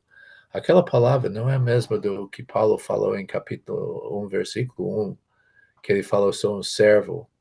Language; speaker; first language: Portuguese; non-native, fluent; English